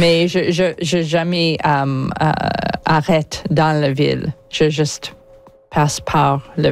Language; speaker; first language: French; non-native, learner; English